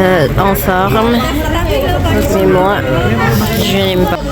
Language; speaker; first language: French; non-native, learner; Indonesian